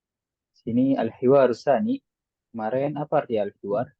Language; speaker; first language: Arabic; non-native, fluent; Indonesian